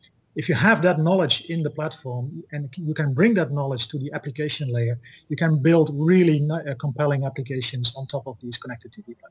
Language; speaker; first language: English; non-native, fluent; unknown